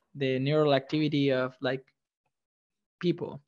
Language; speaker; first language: English; non-native, fluent; Spanish